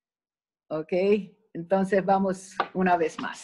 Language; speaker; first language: Spanish; non-native, fluent; Portuguese